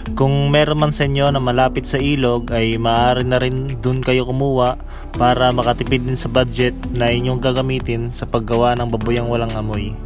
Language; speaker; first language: Filipino; non-native, local second language; Cebuano